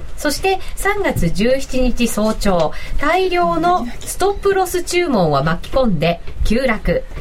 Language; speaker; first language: Japanese; native; Japanese